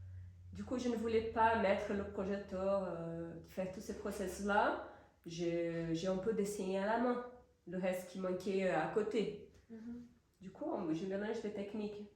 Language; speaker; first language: French; non-native, fluent; Portuguese